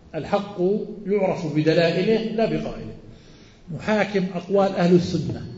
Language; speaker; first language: Arabic; native; Arabic